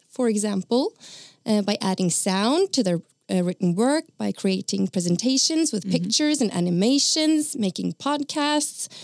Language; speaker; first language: English; non-native, fluent; Norwegian